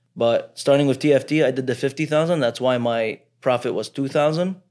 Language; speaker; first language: English; early bilingual, other home language; Arabic